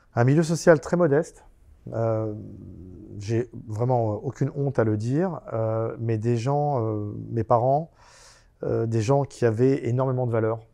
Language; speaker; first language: French; native; French